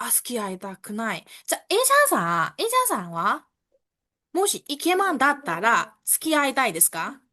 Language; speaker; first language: Japanese; non-native, fluent; Burmese